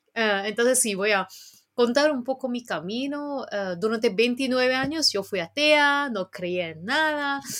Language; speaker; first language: Spanish; non-native, fluent; Cantonese